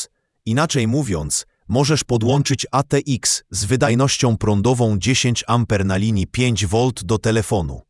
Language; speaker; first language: Polish; native; Polish